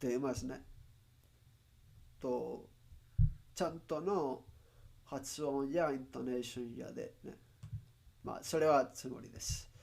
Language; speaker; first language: Japanese; non-native, learner; Spanish